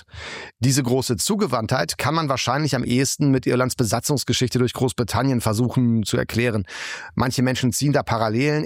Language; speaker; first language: German; native; German